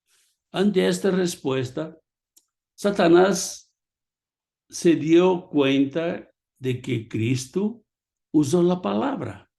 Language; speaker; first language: Spanish; non-native, fluent; Portuguese